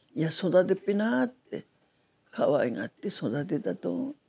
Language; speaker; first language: Japanese; native; Japanese